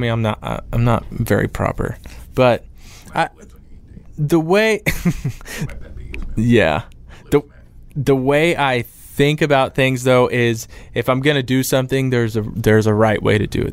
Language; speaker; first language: English; native; English